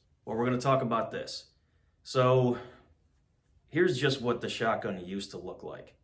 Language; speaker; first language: English; native; English